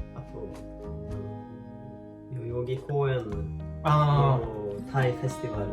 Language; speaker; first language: Japanese; non-native, fluent; Swedish